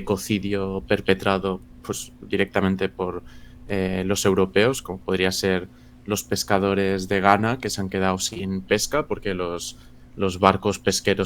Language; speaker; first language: Spanish; native; Spanish